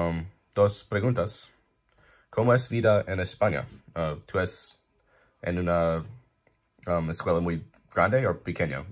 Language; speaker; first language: Spanish; non-native, learner; English